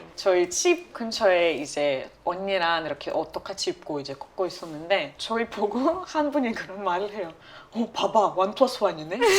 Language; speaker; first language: Korean; non-native, fluent; Russian